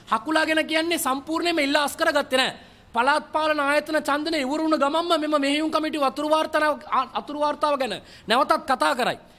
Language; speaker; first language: Sinhala; non-native, local second language; Tamil